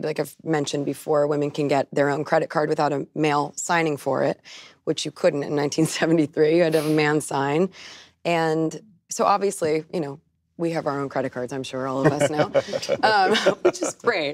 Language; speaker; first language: English; native; English